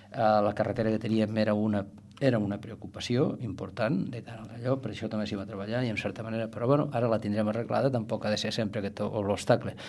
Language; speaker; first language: Catalan; native; Catalan